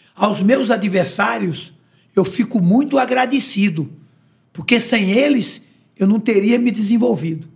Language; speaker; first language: Portuguese; native; Portuguese